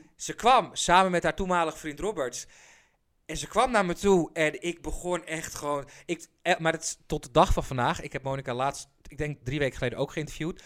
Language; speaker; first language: Dutch; early bilingual, other home language; Persian